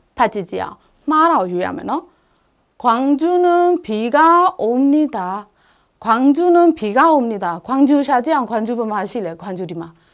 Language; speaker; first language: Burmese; native; Burmese